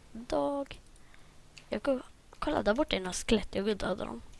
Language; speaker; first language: Swedish; native; Swedish